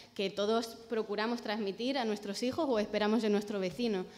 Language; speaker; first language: Spanish; native; Spanish